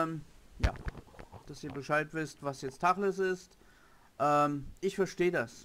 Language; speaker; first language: German; native; German